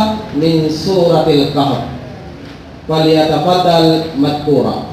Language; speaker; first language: Arabic; non-native, learner; Maranao